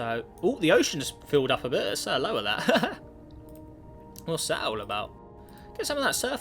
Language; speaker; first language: English; native; English